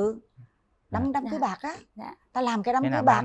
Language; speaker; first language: Vietnamese; native; Vietnamese